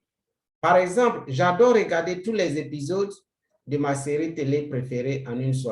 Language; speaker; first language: French; non-native, fluent; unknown